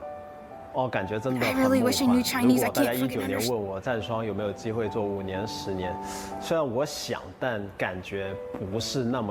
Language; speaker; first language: Chinese; native; Chinese